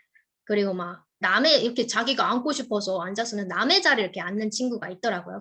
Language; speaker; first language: Korean; native; Korean